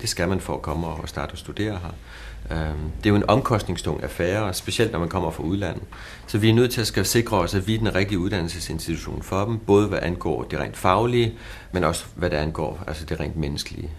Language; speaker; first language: Danish; native; Danish